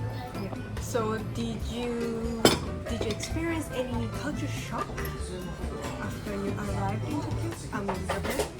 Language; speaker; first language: English; non-native, learner; Japanese